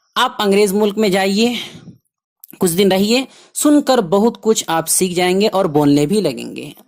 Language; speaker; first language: Urdu; native; Urdu